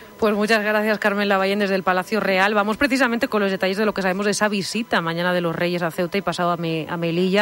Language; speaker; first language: Spanish; native; Spanish